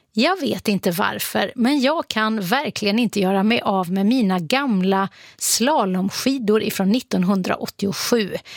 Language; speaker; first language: Swedish; native; Swedish